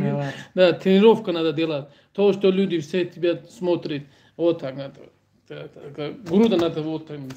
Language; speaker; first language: Russian; non-native, learner; Tajik